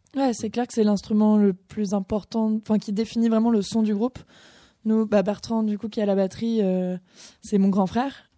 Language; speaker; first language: French; native; French